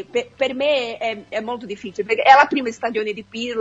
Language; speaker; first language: Italian; non-native, fluent; Portuguese